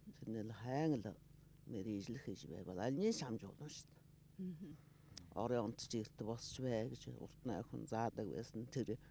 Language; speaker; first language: Mongolian; non-native, local second language; Buriat